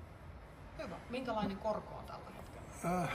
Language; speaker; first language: Finnish; native; Finnish